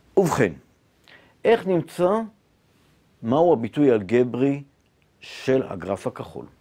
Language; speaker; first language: Hebrew; native; Hebrew